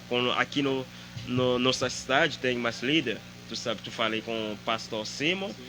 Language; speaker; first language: Portuguese; non-native, learner; Haitian Creole